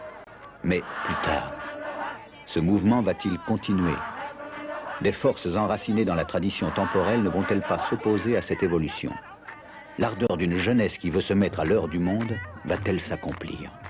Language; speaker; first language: French; native; French